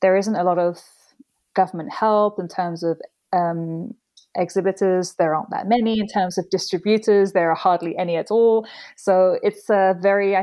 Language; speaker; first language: English; native; English